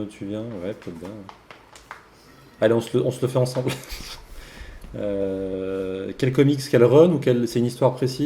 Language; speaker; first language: French; native; French